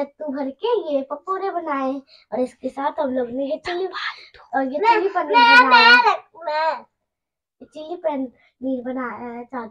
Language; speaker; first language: Hindi; native; Hindi